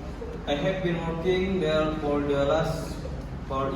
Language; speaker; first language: English; non-native, learner; Indonesian